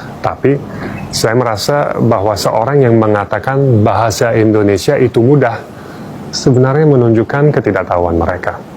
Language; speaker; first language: Indonesian; non-native, fluent; English